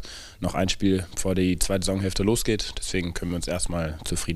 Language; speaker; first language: German; native; German